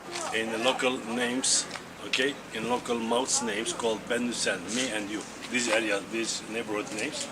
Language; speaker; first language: English; non-native, fluent; Kurdish